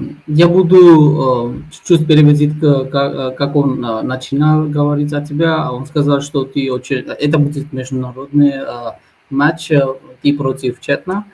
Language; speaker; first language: Russian; non-native, fluent; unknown